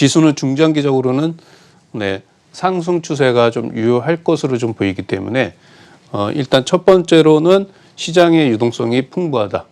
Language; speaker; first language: Korean; native; Korean